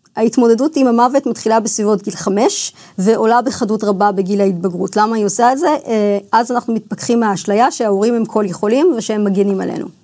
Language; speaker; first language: Hebrew; early bilingual, other home language; English